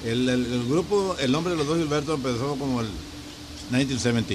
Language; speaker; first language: Spanish; native; Spanish